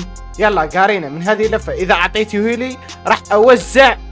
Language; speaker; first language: Arabic; native; Arabic